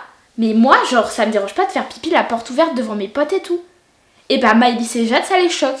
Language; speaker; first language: French; native; French